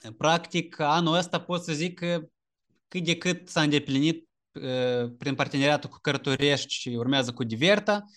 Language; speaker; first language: Romanian; native; Romanian